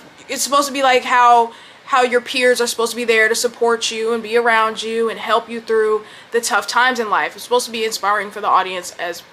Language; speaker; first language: English; native; English